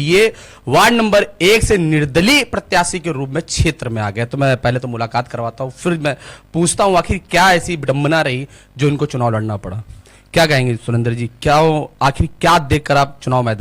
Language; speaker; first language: Hindi; native; Hindi